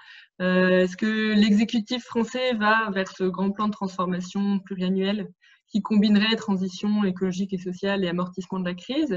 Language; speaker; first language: French; native; French